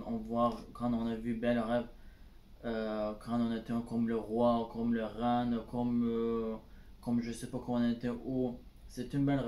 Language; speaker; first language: French; non-native, learner; Turkish